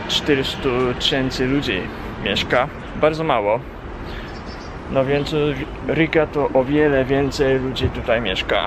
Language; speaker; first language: Polish; non-native, fluent; Japanese